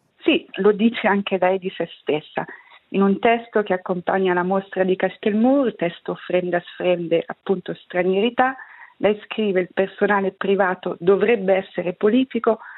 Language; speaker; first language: Italian; native; Italian